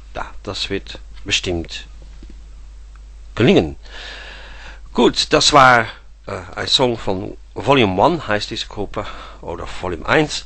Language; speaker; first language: German; non-native, fluent; Dutch